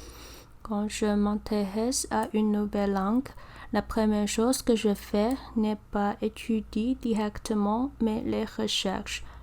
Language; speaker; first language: French; non-native, learner; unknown